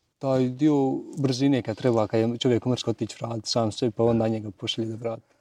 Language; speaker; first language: Bosnian; native; Bosnian